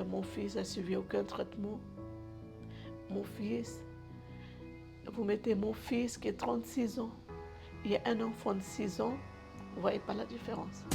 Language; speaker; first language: French; non-native, learner; Portuguese